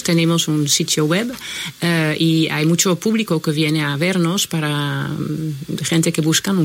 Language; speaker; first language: Spanish; non-native, fluent; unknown